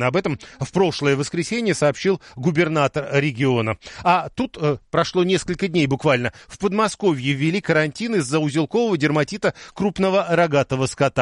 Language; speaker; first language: Russian; native; Russian